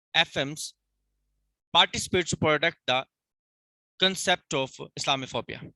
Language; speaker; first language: English; non-native, local second language; Urdu